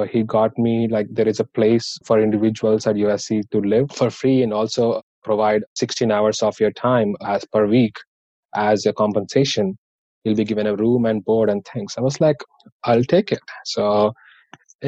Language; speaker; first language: English; non-native, local second language; Telugu